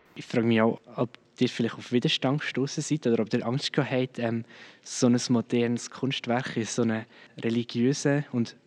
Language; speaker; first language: German; native; German